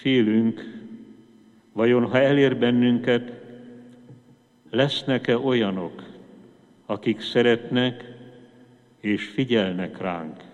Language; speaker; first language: Hungarian; native; Hungarian